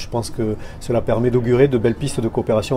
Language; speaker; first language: French; native; French